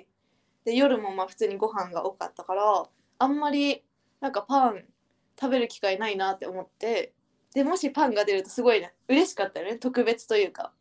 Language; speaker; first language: Japanese; native; Japanese